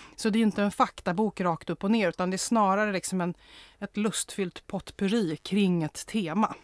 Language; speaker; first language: Swedish; native; Swedish